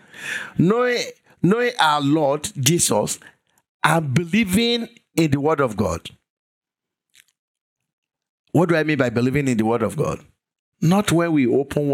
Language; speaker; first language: English; non-native, local second language; Yoruba